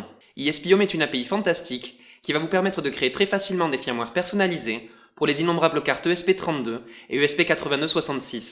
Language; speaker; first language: French; native; French